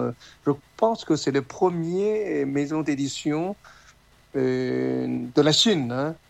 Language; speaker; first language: French; non-native, learner; Chinese